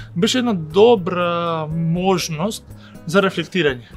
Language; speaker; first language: Macedonian; native; Macedonian